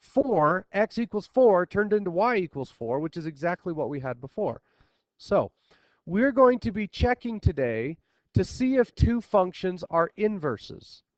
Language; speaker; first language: English; native; English